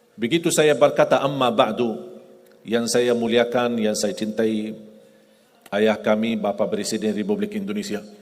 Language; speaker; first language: Indonesian; non-native, fluent; Arabic